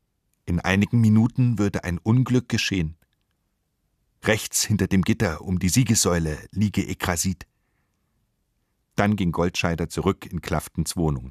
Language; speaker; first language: German; native; German